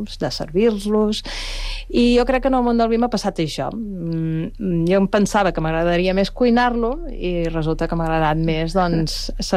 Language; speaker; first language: Catalan; native; Catalan